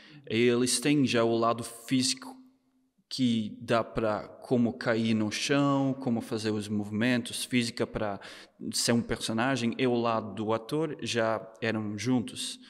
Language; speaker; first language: Portuguese; non-native, fluent; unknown